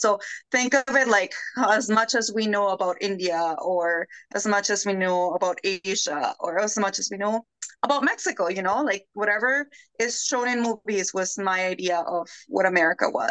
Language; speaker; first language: English; early bilingual, other home language; Spanish